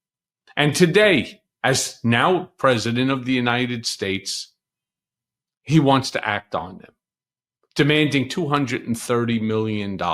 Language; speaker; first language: English; native; English